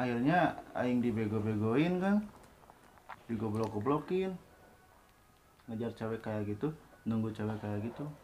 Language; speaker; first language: Indonesian; non-native, local second language; Sundanese